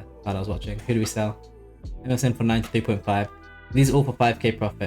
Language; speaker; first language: English; native; English